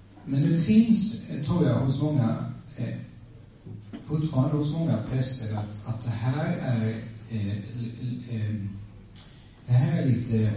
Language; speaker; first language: Swedish; native; Swedish